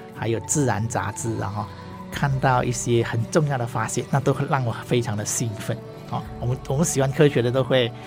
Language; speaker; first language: Chinese; non-native, local second language; Hakka Chinese